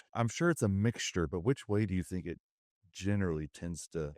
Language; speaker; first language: English; native; English